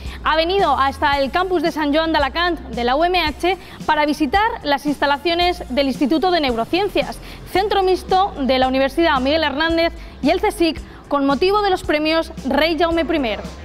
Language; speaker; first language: Spanish; native; Spanish